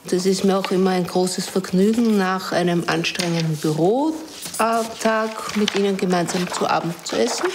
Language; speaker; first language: German; native; German